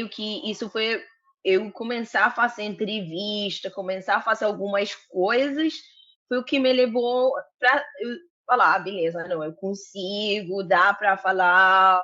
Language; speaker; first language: Portuguese; non-native, fluent; Spanish